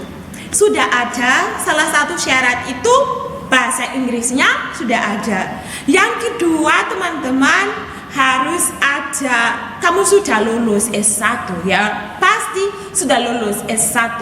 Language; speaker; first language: Indonesian; non-native, fluent; English